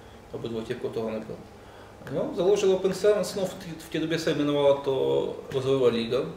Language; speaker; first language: Czech; non-native, fluent; Russian